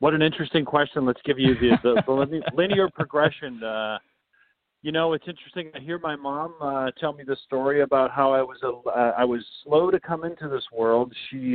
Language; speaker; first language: English; native; English